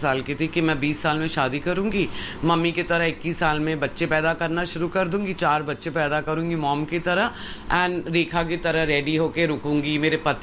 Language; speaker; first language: Hindi; non-native, local second language; Sindhi